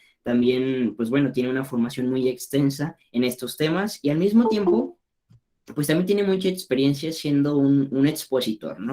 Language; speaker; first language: Spanish; native; Spanish